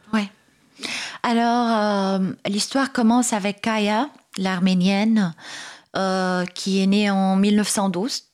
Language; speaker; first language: French; non-native, local second language; Arabic